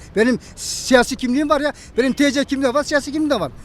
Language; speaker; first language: Turkish; native; Turkish